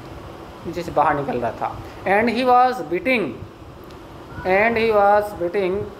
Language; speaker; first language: Hindi; native; Hindi